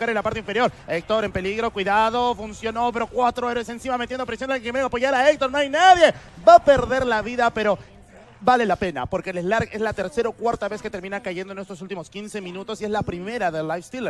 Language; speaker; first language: Spanish; native; Spanish